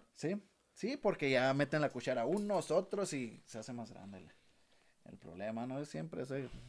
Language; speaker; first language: Spanish; native; Spanish